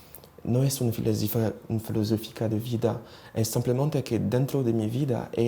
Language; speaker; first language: Spanish; non-native, learner; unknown